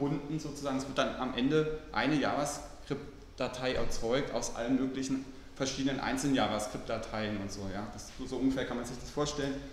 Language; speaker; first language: German; native; German